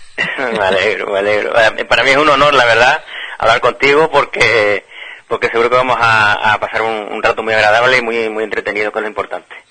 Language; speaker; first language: Spanish; native; Spanish